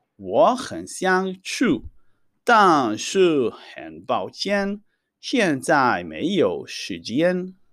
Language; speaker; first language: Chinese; non-native, fluent; Hebrew